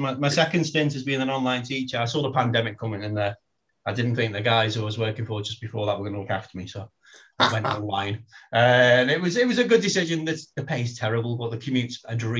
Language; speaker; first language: English; native; English